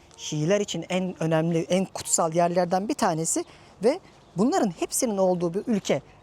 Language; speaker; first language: Turkish; native; Turkish